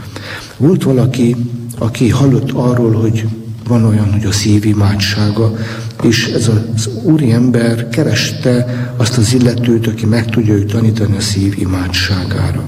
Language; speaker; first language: Hungarian; native; Hungarian